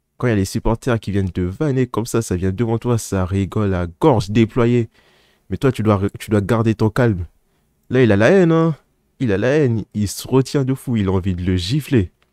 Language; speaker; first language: French; native; French